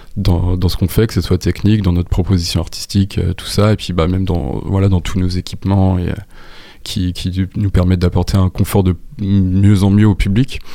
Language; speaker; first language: French; native; French